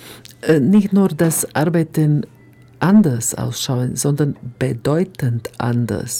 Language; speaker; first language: German; non-native, fluent; Croatian